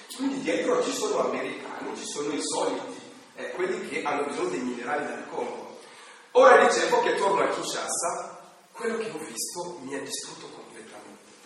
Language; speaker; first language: Italian; non-native, fluent; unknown